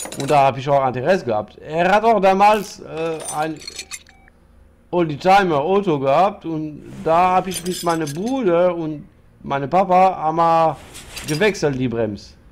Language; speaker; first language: German; non-native, learner; French